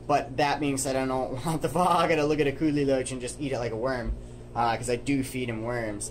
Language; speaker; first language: English; native; English